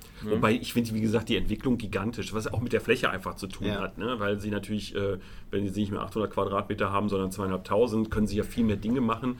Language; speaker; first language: German; native; German